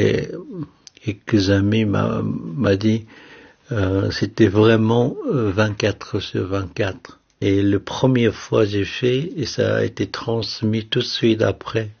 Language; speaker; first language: French; non-native, fluent; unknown